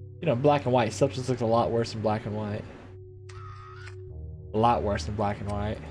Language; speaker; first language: English; native; English